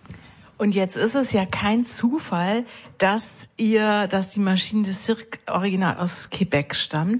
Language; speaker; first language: German; native; German